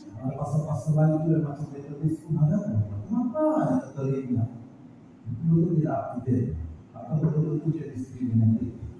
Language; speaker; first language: Indonesian; native; Indonesian